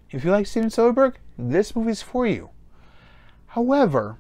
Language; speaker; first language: English; native; English